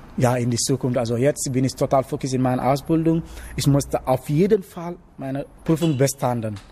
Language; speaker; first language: German; non-native, learner; Wolof